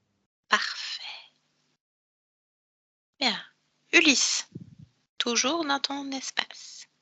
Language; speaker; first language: French; native; French